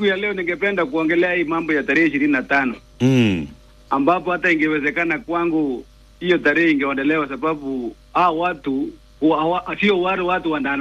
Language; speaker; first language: Swahili; native; Swahili